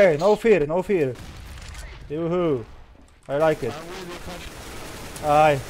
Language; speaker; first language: English; non-native, learner; Polish